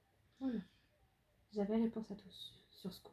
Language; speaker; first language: French; native; French